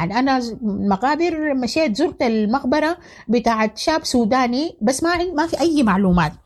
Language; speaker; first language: Arabic; native; Arabic